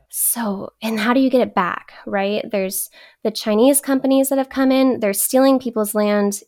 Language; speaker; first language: English; native; English